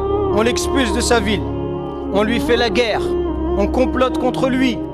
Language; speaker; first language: French; native; French